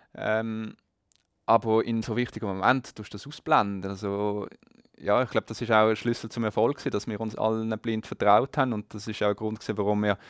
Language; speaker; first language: German; native; German